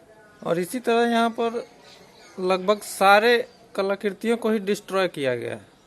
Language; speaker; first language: Hindi; native; Hindi